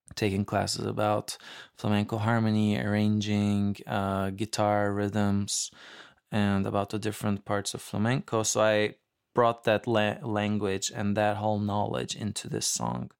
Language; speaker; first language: English; non-native, fluent; Turkish